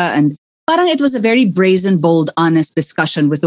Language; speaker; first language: English; native; English